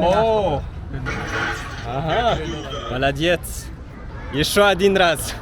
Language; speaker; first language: Russian; non-native, learner; Arabic